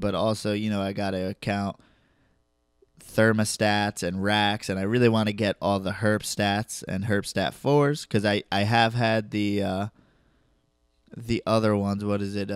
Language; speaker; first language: English; native; English